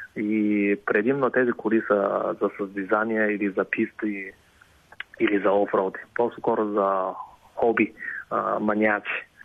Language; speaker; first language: Bulgarian; non-native, fluent; Chinese